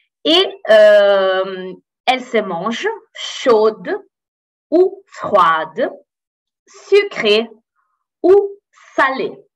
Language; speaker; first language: French; non-native, fluent; Italian